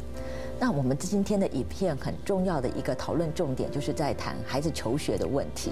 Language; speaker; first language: Chinese; native; Chinese